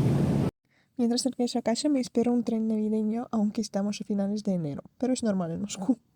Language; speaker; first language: Spanish; non-native, fluent; Russian